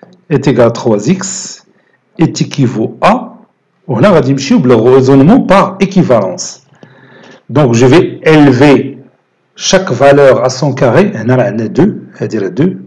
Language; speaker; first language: French; non-native, local second language; Arabic